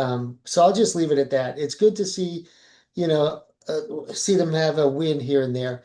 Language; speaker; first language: English; native; English